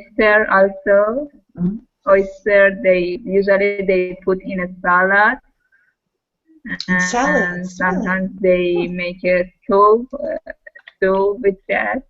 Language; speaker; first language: English; non-native, learner; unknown